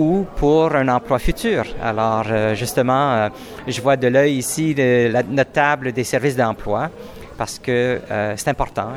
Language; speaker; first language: French; native; French